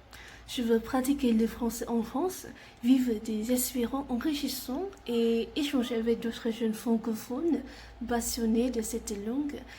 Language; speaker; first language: French; non-native, fluent; Vietnamese